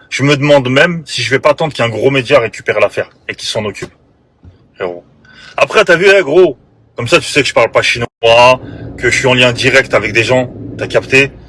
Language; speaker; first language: French; native; French